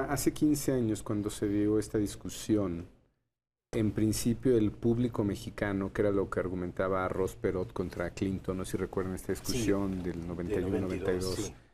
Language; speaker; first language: Spanish; native; Spanish